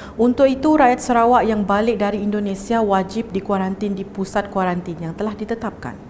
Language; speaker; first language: Malay; native; Malay